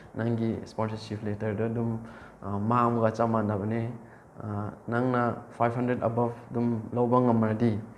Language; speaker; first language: Manipuri; non-native, local second language; Rongmei Naga